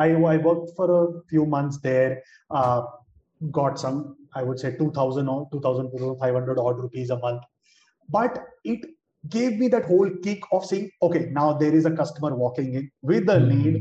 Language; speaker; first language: English; non-native, local second language; Hindi